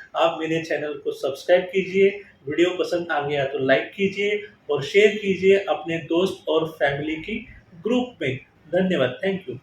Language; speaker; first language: Hindi; non-native, local second language; Marathi